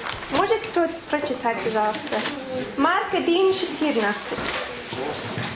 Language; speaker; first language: Russian; non-native, fluent; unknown